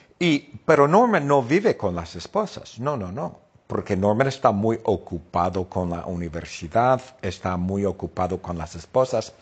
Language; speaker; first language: Spanish; non-native, fluent; English